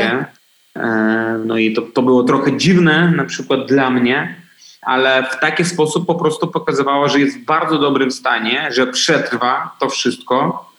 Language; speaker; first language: Polish; non-native, fluent; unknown